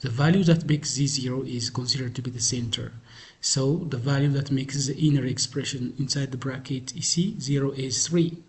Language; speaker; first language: English; non-native, local second language; Amharic